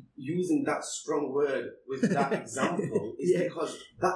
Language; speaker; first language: English; early bilingual, other home language; Cantonese